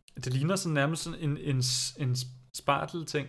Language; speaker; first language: Danish; non-native, fluent; German